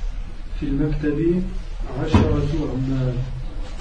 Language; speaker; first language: Arabic; non-native, learner; French